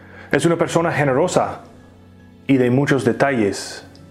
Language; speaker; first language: Spanish; native; Spanish